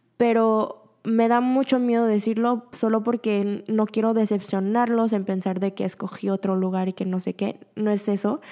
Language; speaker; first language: Spanish; early bilingual, other home language; Korean